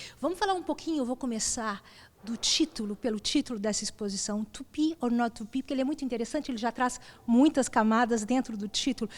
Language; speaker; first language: Portuguese; native; Portuguese